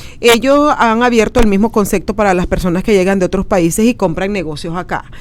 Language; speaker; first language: Spanish; native; Spanish